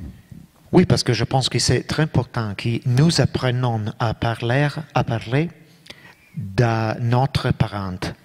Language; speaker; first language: French; non-native, learner; Italian